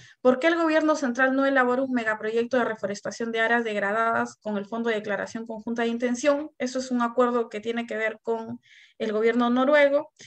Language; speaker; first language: Spanish; native; Spanish